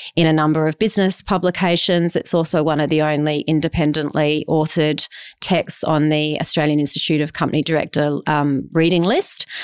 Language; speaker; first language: English; native; English